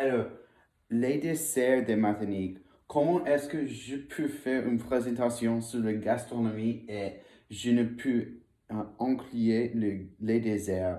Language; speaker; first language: French; non-native, learner; English